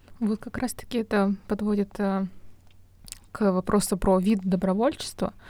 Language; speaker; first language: Russian; native; Russian